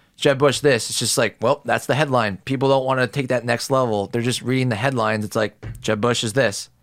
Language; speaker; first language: English; native; English